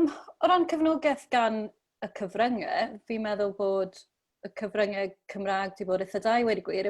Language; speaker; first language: Welsh; native; Welsh